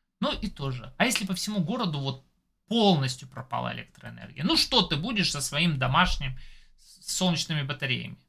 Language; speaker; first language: Russian; native; Russian